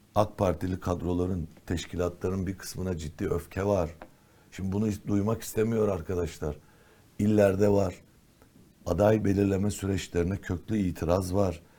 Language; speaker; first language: Turkish; non-native, local second language; Kurdish